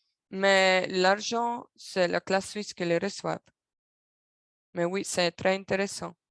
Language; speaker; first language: French; non-native, local second language; Italian